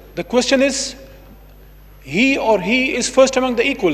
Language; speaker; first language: English; non-native, local second language; Urdu